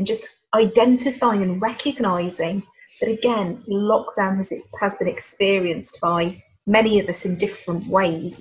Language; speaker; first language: English; native; English